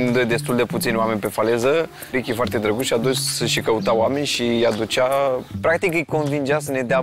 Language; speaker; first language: Romanian; native; Romanian